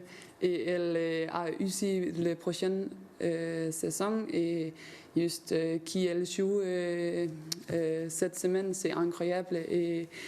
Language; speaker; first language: French; non-native, learner; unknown